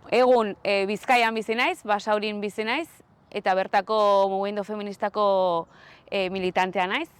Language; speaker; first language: Basque; non-native, local second language; Spanish